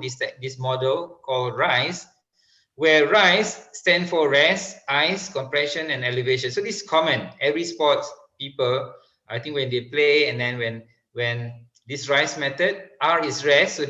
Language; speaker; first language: English; non-native, local second language; Malay